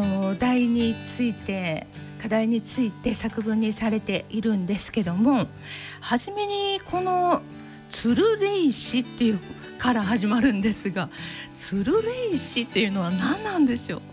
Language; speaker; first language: Japanese; native; Japanese